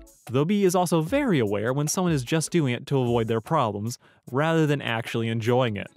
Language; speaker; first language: English; native; English